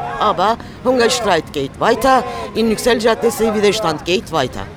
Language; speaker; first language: German; non-native, learner; Turkish